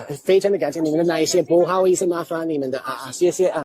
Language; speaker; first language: Chinese; non-native, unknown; English